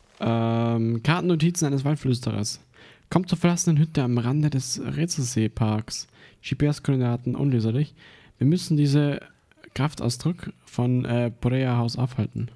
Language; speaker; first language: German; native; German